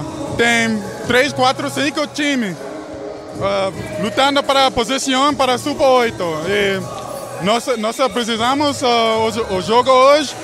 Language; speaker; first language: Portuguese; non-native, learner; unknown